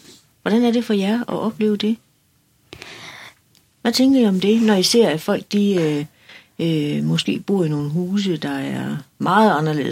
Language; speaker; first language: Danish; native; Danish